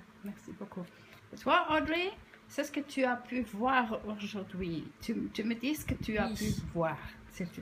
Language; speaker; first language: French; non-native, fluent; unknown